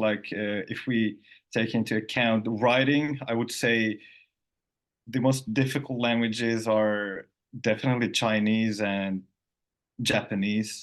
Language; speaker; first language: English; non-native, fluent; Finnish